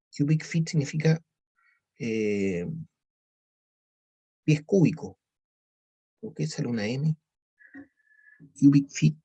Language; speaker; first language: Spanish; native; Spanish